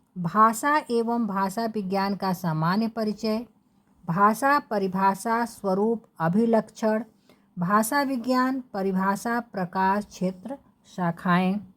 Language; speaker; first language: Hindi; native; Hindi